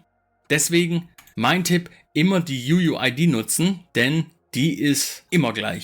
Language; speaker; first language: German; native; German